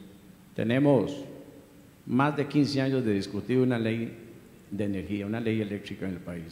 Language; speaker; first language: Spanish; native; Spanish